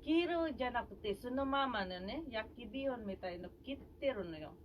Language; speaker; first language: Japanese; non-native, fluent; Filipino